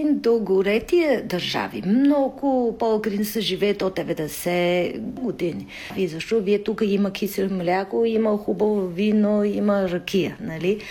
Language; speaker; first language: Bulgarian; non-native, learner; Chinese